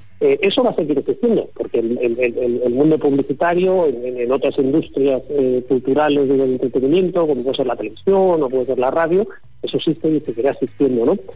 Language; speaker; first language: Spanish; native; Spanish